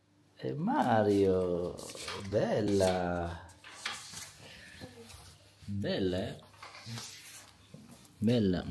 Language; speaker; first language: Italian; non-native, learner; Filipino